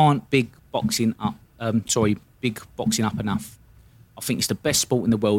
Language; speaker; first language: English; native; English